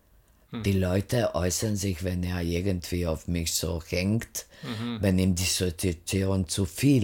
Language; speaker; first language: German; non-native, fluent; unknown